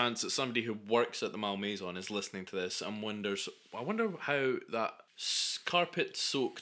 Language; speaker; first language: English; native; English